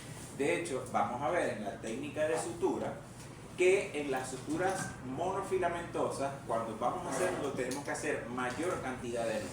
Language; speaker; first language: Spanish; native; Spanish